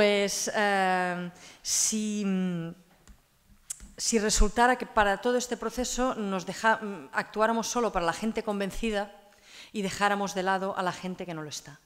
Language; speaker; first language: Spanish; non-native, local second language; Catalan